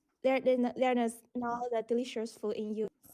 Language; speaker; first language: English; non-native, learner; Chinese